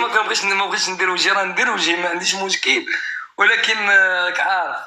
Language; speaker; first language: Arabic; native; Arabic